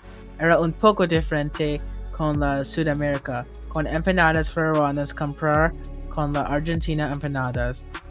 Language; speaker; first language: Spanish; non-native, learner; English